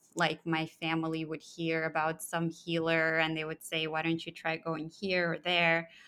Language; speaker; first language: English; early bilingual, other home language; Russian